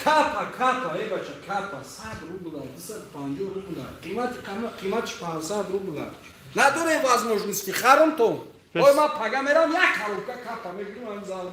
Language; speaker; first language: Russian; native; Russian